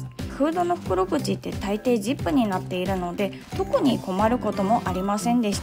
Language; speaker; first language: Japanese; native; Japanese